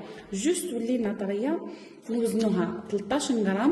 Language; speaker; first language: Arabic; native; Arabic